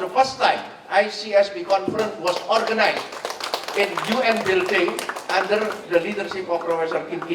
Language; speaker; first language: English; non-native, fluent; Indonesian